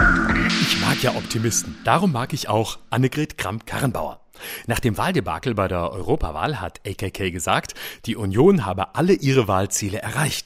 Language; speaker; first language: German; native; German